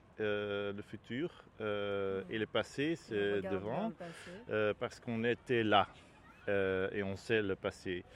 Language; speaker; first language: French; non-native, learner; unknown